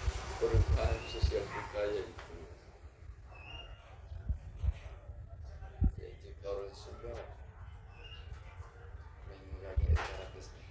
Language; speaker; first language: Indonesian; non-native, local second language; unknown